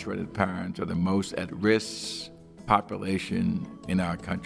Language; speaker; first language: English; native; English